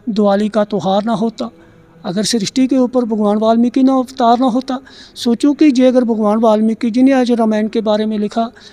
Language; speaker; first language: Hindi; non-native, local second language; Punjabi